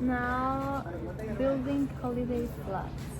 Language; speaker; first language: English; non-native, learner; Spanish